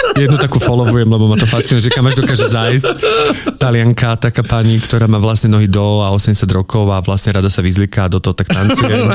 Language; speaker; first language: Slovak; native; Slovak